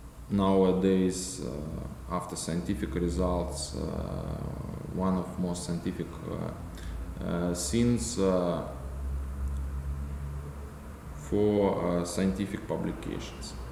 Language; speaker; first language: English; non-native, fluent; Russian